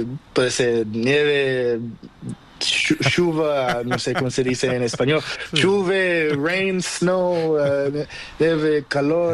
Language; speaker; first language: Spanish; non-native, learner; Portuguese